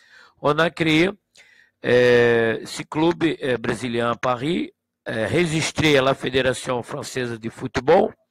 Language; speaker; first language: French; non-native, learner; Portuguese